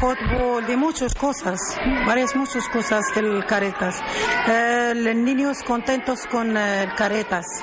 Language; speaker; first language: Spanish; non-native, learner; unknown